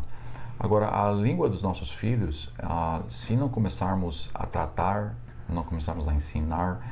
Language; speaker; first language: Portuguese; non-native, fluent; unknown